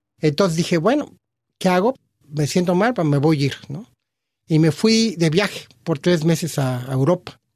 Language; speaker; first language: Spanish; native; Spanish